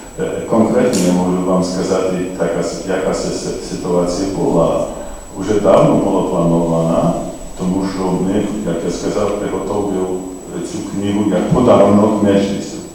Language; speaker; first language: Ukrainian; non-native, fluent; English